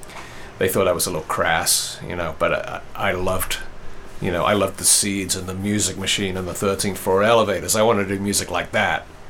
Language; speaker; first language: English; native; English